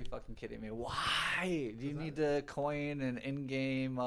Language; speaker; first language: English; native; English